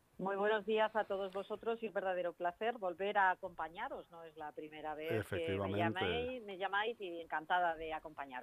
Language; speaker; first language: Spanish; native; Spanish